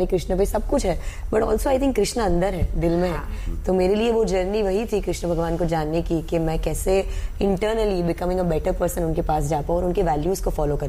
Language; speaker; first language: Hindi; non-native, local second language; Gujarati